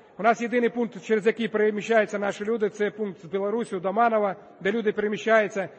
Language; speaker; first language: Ukrainian; native; Ukrainian